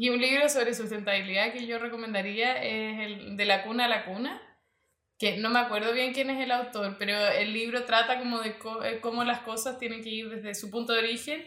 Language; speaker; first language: Spanish; native; Spanish